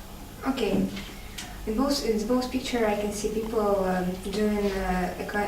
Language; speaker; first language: English; non-native, learner; Russian